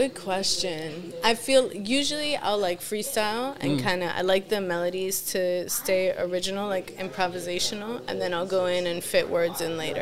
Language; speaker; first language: English; early bilingual, other home language; Spanish